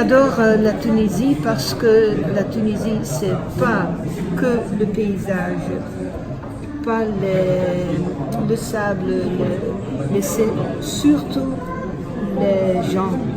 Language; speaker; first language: French; non-native, fluent; Dutch